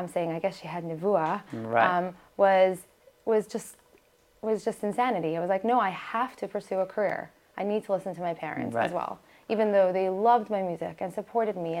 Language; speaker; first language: English; native; English